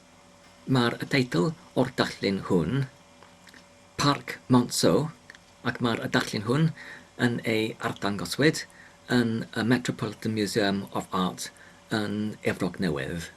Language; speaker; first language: Welsh; non-native, learner; English